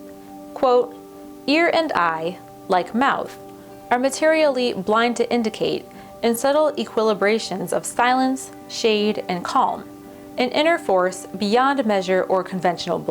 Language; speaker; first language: English; native; English